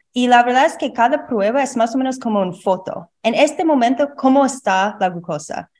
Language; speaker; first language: Spanish; non-native, learner; English